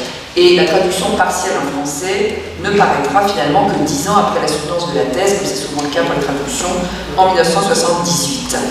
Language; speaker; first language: French; native; French